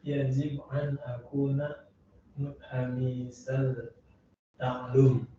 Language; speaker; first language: Arabic; non-native, learner; Indonesian